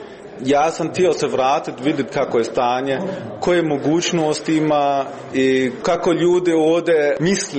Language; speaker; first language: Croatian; early bilingual, heritage; Croatian